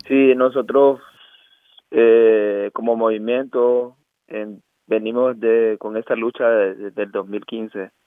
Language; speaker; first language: Spanish; native; Spanish